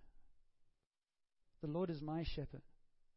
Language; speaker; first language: English; native; English